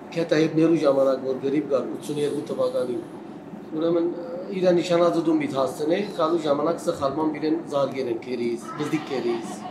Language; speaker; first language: Armenian; early bilingual, heritage; Armenian